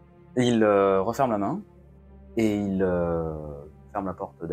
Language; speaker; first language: French; native; French